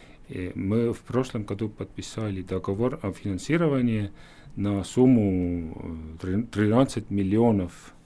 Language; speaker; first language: Russian; non-native, fluent; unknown